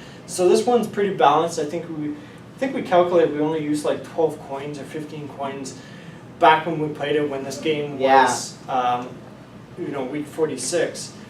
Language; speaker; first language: English; native; English